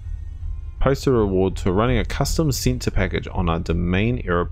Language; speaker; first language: English; native; English